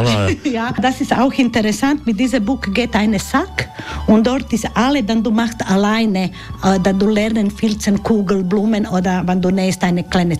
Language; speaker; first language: German; non-native, learner; Croatian